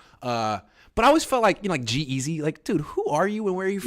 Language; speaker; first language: English; native; English